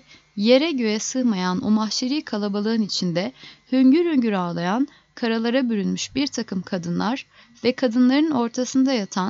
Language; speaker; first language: Turkish; native; Turkish